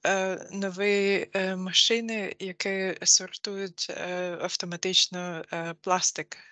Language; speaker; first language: Ukrainian; non-native, fluent; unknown